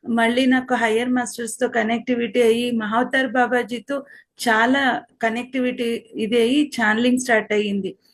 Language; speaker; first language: Telugu; non-native, local second language; Kannada